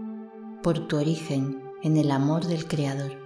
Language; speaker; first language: Spanish; native; Spanish